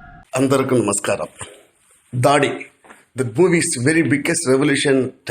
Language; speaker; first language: Telugu; non-native, learner; Tamil